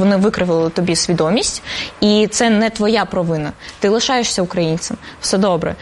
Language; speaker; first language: Ukrainian; non-native, local second language; Russian